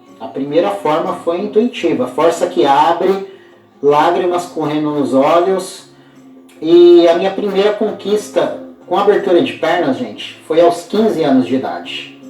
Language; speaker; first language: Portuguese; native; Portuguese